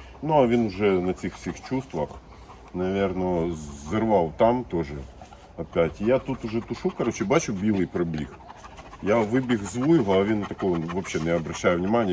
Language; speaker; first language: Ukrainian; native; Ukrainian